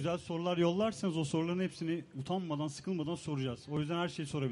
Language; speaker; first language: Turkish; native; Turkish